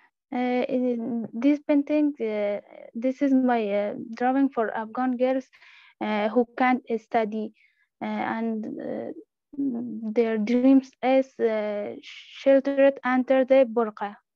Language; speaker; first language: English; non-native, learner; Persian